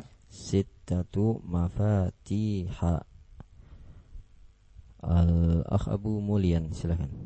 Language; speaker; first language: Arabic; non-native, fluent; Indonesian